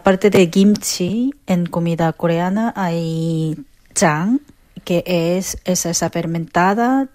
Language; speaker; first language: Spanish; non-native, fluent; Korean